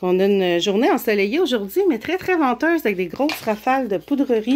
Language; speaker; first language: French; native; French